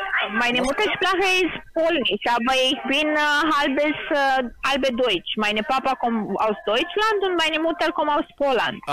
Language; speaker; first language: German; non-native, learner; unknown